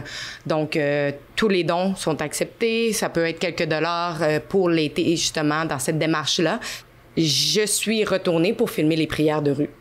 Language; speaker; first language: French; native; French